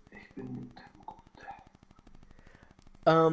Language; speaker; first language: German; non-native, learner; Romanian